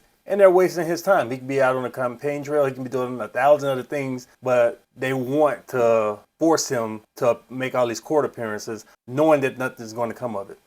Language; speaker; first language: English; native; English